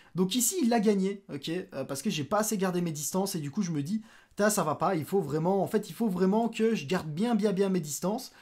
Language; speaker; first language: French; native; French